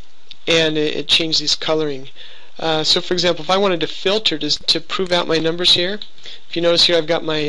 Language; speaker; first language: English; native; English